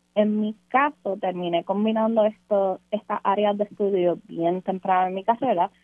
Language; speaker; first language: Spanish; native; Spanish